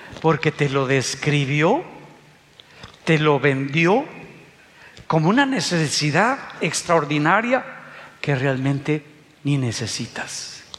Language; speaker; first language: Spanish; native; Spanish